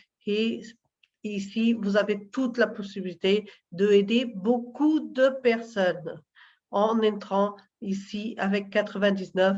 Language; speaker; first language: French; non-native, learner; Portuguese